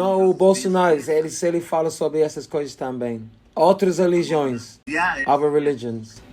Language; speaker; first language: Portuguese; non-native, fluent; English